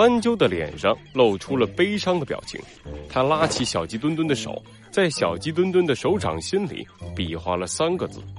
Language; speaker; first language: Chinese; native; Chinese